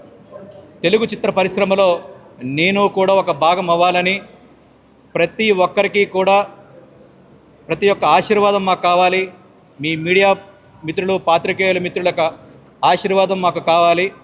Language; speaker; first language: Telugu; native; Telugu